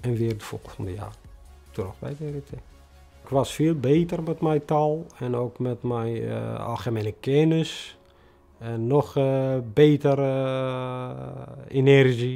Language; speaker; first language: Dutch; non-native, fluent; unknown